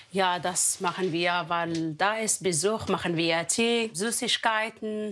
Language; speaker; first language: German; non-native, learner; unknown